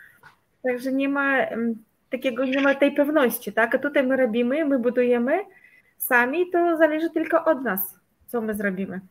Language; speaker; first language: Polish; non-native, fluent; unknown